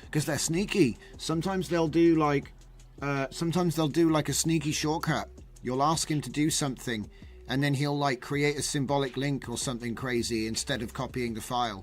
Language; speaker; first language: English; native; English